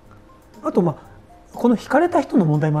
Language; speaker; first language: Japanese; native; Japanese